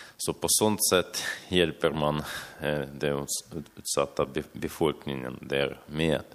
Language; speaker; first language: Swedish; non-native, fluent; Ukrainian